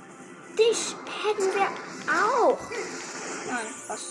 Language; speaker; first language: German; native; German